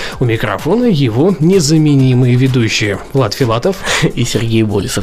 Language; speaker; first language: Russian; native; Russian